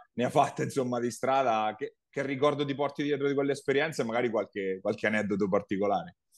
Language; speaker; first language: Italian; native; Italian